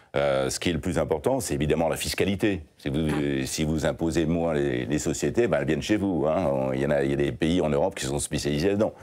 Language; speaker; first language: French; native; French